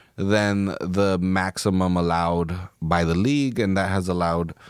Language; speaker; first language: English; native; English